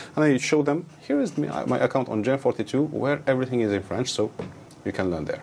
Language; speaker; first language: English; non-native, fluent; Arabic